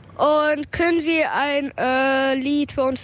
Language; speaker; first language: German; non-native, learner; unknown